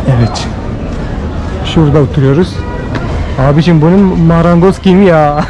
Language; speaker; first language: Turkish; non-native, fluent; Hindi